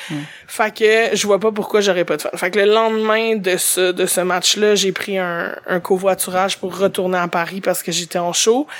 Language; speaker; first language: French; native; French